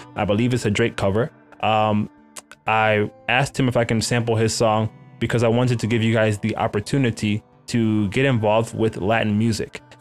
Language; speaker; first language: English; native; English